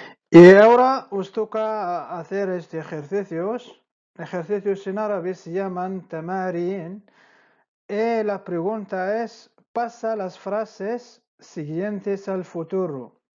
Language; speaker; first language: Spanish; non-native, fluent; Arabic